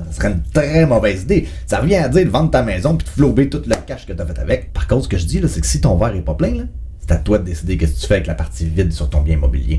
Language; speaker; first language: French; native; French